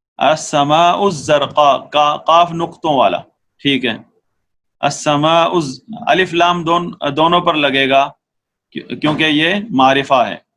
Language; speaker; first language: Urdu; native; Urdu